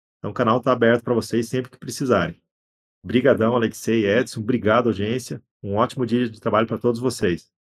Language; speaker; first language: Portuguese; native; Portuguese